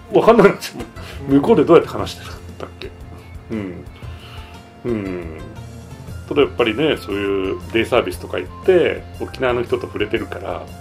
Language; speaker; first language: Japanese; native; Japanese